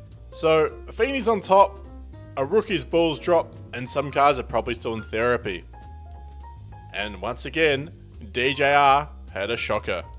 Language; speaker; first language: English; native; English